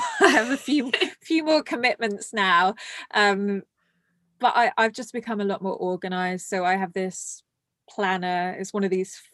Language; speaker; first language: English; early bilingual, other home language; Morisyen